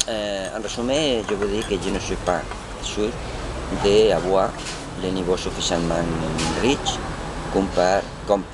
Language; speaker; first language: French; non-native, learner; Spanish